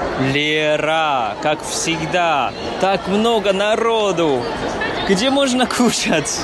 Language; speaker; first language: Russian; non-native, fluent; Chinese